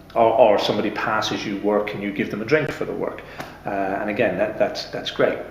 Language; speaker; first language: English; native; English